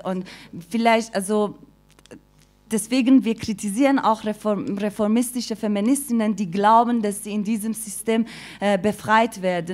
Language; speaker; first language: German; non-native, fluent; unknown